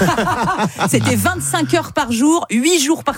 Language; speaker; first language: French; native; French